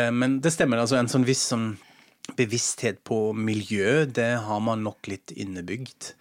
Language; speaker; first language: Norwegian; non-native, fluent; German